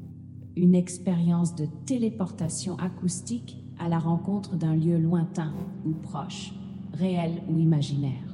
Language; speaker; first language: French; native; French